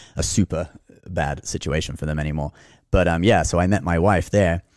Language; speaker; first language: English; native; English